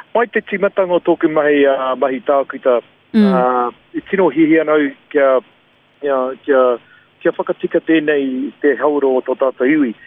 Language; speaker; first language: Māori; non-native, local second language; English